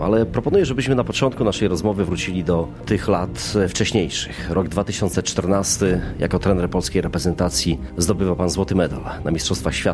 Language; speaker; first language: Polish; native; Polish